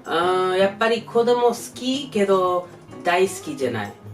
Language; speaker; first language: Japanese; non-native, learner; English